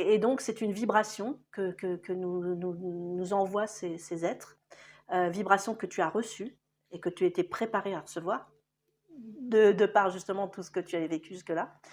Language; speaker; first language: French; native; French